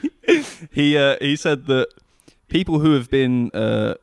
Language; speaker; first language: English; native; English